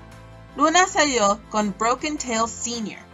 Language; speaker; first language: Spanish; non-native, learner; English